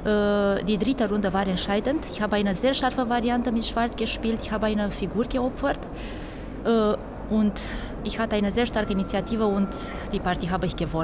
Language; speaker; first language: German; non-native, fluent; Romanian